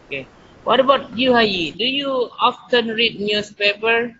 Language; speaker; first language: English; non-native, learner; Indonesian